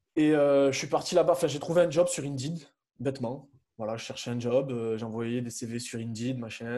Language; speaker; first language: French; native; French